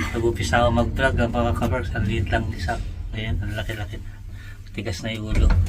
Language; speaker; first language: Filipino; native; Filipino